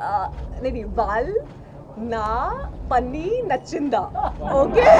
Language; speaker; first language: Telugu; non-native, learner; Hindi